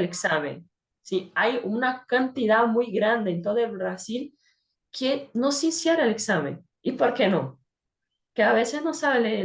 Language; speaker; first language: Spanish; non-native, fluent; Portuguese